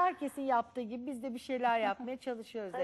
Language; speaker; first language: Turkish; native; Turkish